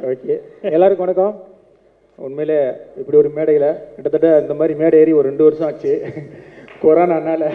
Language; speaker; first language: Tamil; non-native, local second language; Telugu